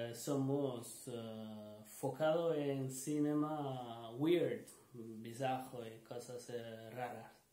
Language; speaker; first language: Spanish; non-native, learner; Portuguese